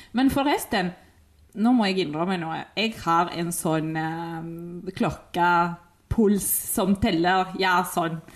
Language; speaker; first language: Norwegian; non-native, fluent; Spanish